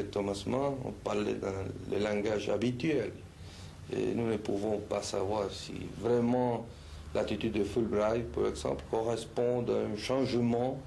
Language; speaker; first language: French; non-native, fluent; Spanish